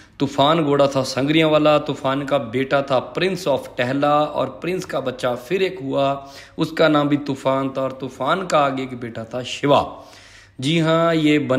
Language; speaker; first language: Hindi; non-native, local second language; Punjabi